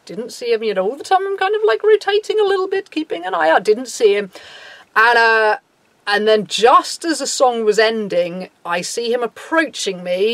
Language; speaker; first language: English; native; English